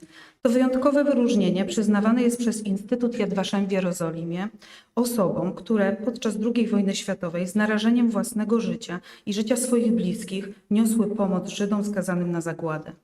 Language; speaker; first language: Polish; native; Polish